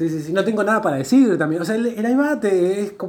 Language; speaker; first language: Spanish; native; Spanish